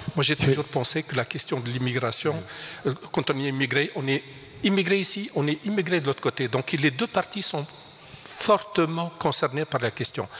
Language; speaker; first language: French; non-native, local second language; Arabic